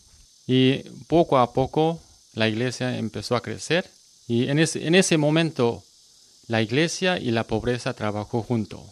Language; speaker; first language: Spanish; non-native, learner; Korean